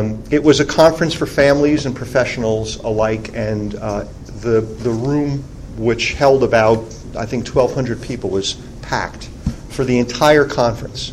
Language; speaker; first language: English; native; English